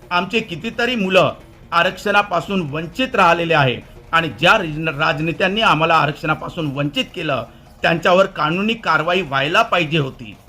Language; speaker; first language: Marathi; non-native, local second language; Lambadi